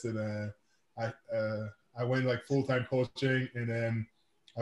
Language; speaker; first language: English; non-native, fluent; French